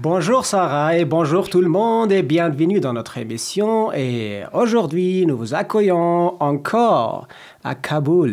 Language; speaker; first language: French; non-native, learner; Persian